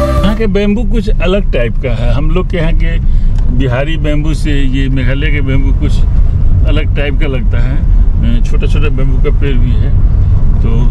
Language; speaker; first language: Hindi; native; Hindi